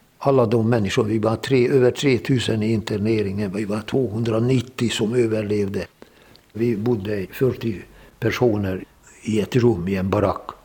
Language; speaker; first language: Swedish; non-native, fluent; Hungarian